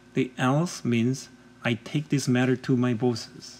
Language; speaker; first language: English; non-native, fluent; Korean